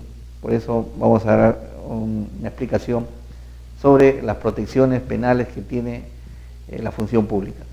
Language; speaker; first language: Spanish; native; Spanish